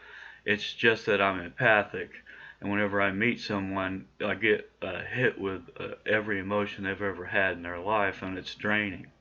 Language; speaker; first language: English; native; English